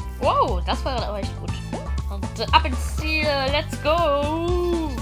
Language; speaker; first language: German; native; German